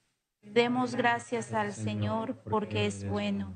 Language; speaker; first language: Spanish; native; Spanish